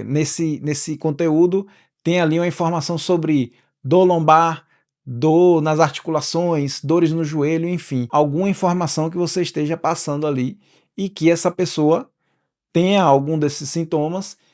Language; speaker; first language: Portuguese; native; Portuguese